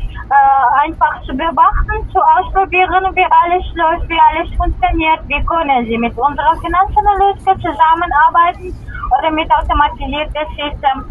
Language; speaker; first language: German; non-native, learner; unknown